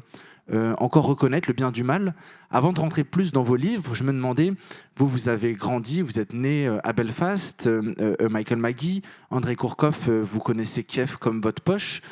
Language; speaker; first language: French; native; French